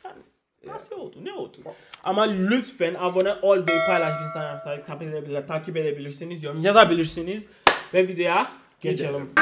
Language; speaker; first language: Turkish; non-native, learner; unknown